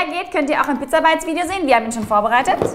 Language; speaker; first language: German; native; German